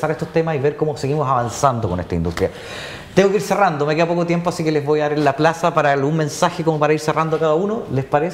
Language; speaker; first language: Spanish; native; Spanish